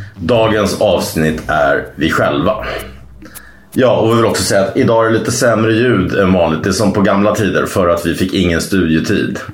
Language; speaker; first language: Swedish; native; Swedish